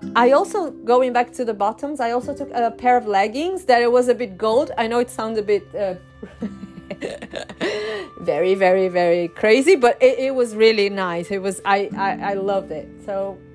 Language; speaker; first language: English; non-native, fluent; Portuguese